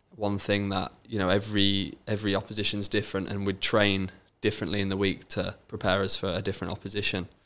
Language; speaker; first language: English; native; English